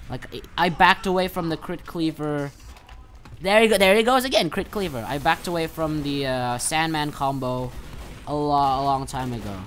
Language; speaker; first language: English; native; English